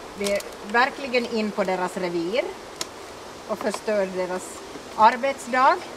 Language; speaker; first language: Swedish; native; Swedish